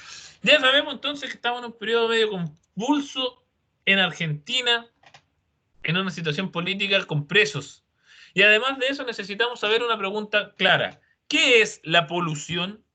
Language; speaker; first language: Spanish; native; Spanish